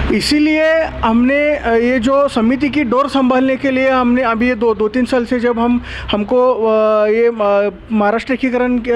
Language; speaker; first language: Hindi; non-native, local second language; Marathi